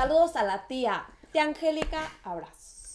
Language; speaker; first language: Spanish; native; Spanish